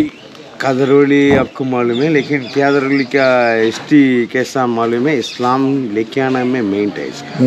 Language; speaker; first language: Hindi; non-native, local second language; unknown